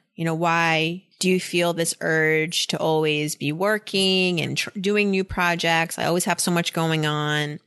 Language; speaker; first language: English; native; English